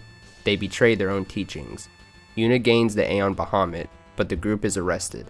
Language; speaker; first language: English; native; English